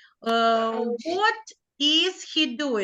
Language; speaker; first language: English; non-native, learner; Ukrainian